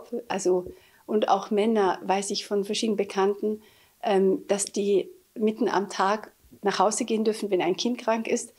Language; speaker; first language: German; early bilingual, other home language; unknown